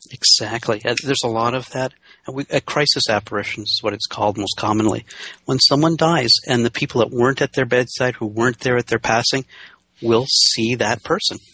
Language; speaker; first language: English; native; English